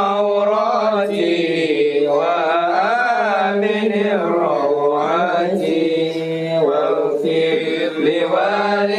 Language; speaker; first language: Arabic; non-native, learner; Indonesian